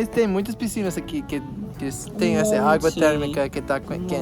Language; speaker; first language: Portuguese; non-native, fluent; English